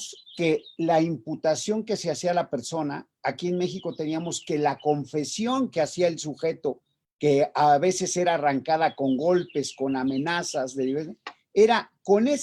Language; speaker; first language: Spanish; native; Spanish